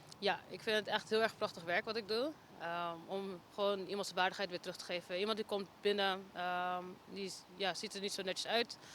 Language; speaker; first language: Dutch; native; Dutch